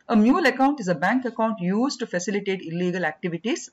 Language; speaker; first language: English; non-native, local second language; Kannada